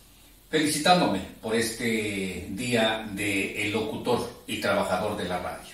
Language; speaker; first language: Spanish; native; Spanish